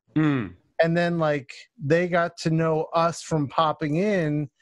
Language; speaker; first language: English; native; English